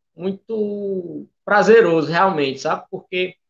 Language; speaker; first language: Portuguese; native; Portuguese